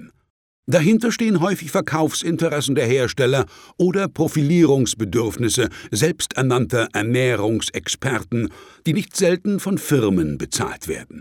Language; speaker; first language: German; native; German